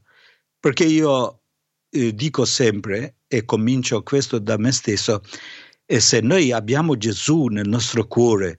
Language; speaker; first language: Italian; non-native, fluent; Albanian